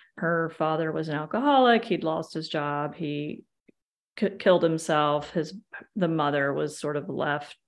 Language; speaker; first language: English; native; English